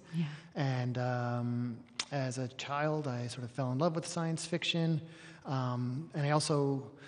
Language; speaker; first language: English; native; English